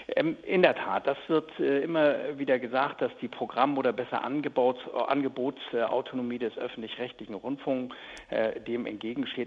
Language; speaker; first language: German; native; German